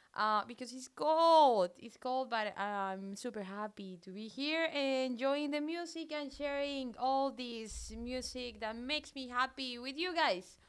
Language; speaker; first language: English; non-native, fluent; Spanish